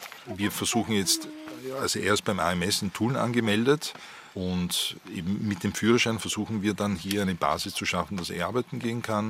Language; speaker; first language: German; native; German